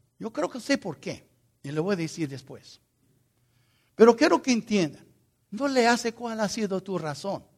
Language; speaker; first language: Spanish; non-native, fluent; Portuguese